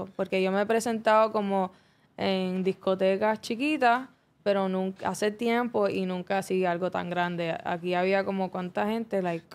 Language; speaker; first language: Spanish; early bilingual, heritage; Spanish